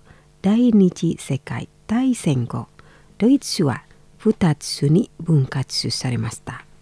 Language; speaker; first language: Japanese; non-native, fluent; Indonesian